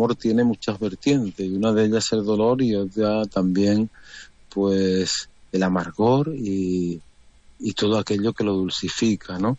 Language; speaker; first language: Spanish; native; Spanish